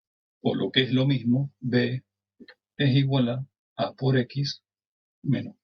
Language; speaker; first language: Spanish; native; Spanish